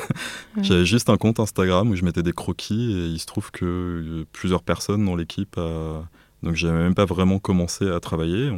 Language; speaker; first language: French; native; French